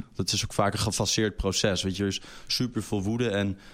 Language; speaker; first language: Dutch; native; Dutch